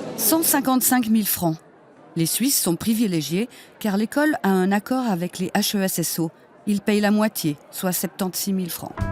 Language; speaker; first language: French; native; French